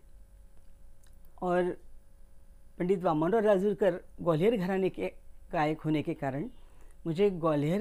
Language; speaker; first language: Hindi; native; Hindi